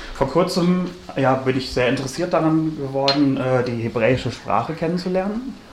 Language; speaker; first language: German; native; German